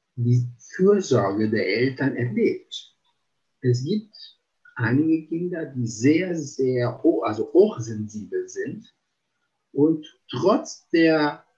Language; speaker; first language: German; non-native, fluent; Italian